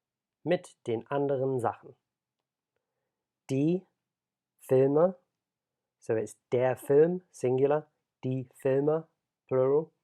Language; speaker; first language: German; non-native, fluent; English